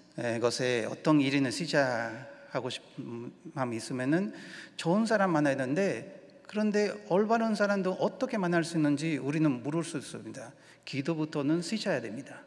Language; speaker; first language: Korean; non-native, learner; Spanish